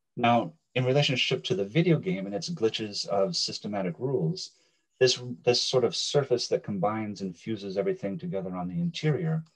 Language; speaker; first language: English; native; English